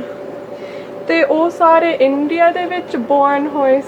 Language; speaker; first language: Punjabi; early bilingual, heritage; Punjabi